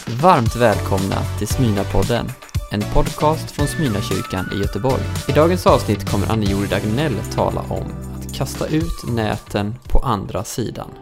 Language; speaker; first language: Swedish; native; Swedish